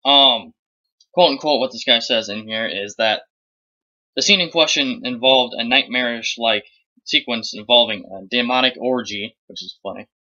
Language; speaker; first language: English; native; English